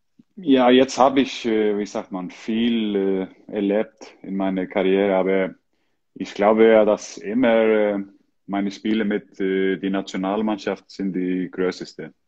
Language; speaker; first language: German; non-native, learner; Icelandic